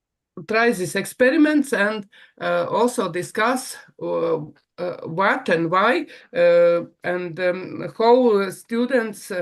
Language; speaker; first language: English; non-native, learner; Latvian